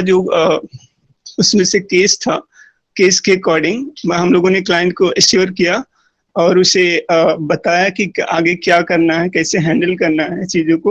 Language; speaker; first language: Hindi; native; Hindi